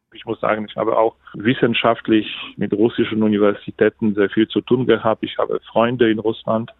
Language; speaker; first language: German; non-native, fluent; Polish